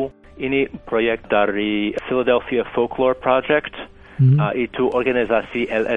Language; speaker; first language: Indonesian; non-native, fluent; English